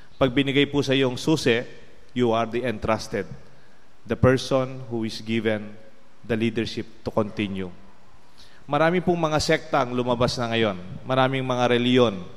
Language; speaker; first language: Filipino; non-native, local second language; Pampanga